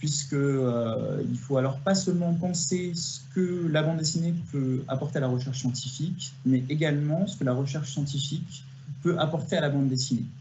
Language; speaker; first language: French; native; French